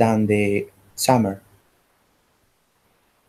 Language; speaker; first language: English; non-native, learner; Spanish